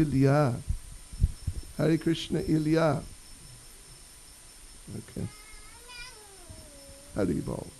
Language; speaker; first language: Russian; non-native, learner; English